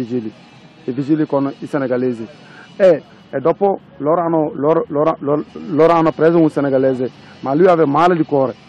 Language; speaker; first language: Italian; non-native, local second language; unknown